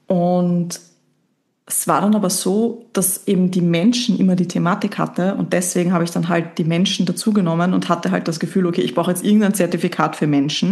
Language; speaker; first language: German; native; German